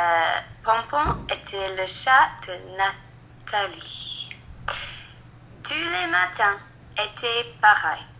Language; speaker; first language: French; non-native, learner; English